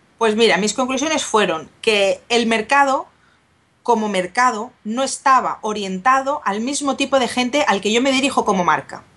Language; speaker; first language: Spanish; native; Spanish